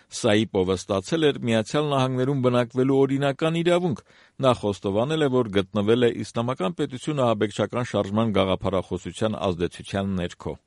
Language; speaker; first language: Armenian; native; Armenian